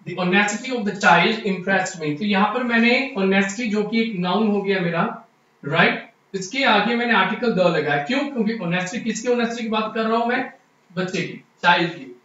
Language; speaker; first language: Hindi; non-native, local second language; Punjabi